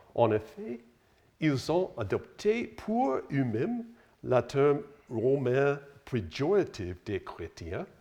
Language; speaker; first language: French; non-native, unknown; English